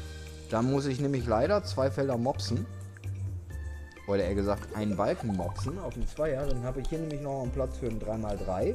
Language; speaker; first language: German; native; German